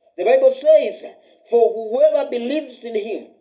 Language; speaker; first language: English; non-native, local second language; Swahili